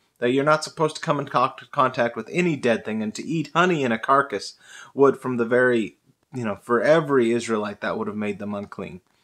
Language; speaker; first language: English; native; English